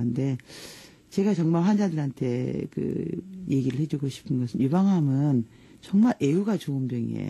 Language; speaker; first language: Korean; native; Korean